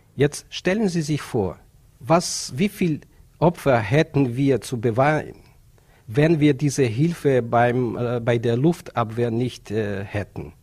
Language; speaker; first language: German; non-native, fluent; Ukrainian